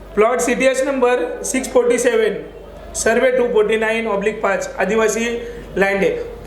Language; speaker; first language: Hindi; non-native, local second language; Marathi